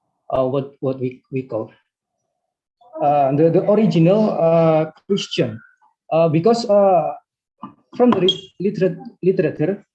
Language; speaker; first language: English; non-native, learner; Indonesian